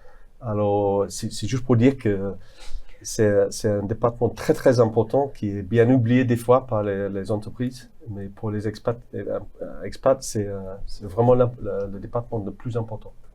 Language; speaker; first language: French; non-native, fluent; English